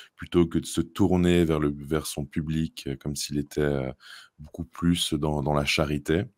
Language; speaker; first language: French; native; French